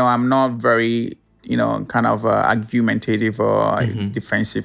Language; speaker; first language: English; non-native, local second language; Ewe